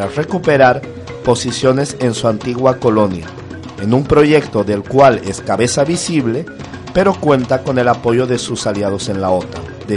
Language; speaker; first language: Spanish; native; Spanish